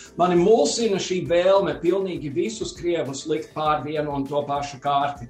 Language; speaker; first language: Latvian; early bilingual, heritage; Latvian